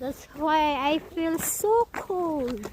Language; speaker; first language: English; non-native, learner; Filipino